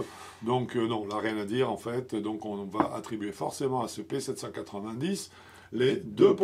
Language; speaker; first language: French; native; French